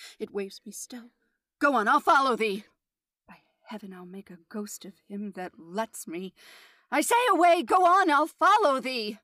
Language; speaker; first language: English; native; English